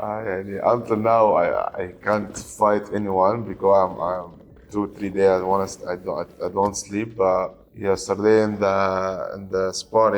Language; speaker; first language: English; non-native, learner; Arabic